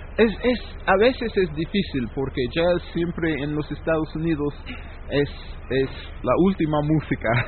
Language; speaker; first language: Spanish; non-native, fluent; English